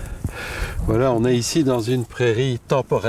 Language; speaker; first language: French; native; French